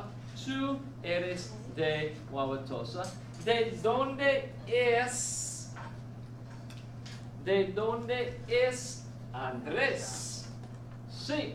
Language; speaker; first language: Spanish; non-native, fluent; English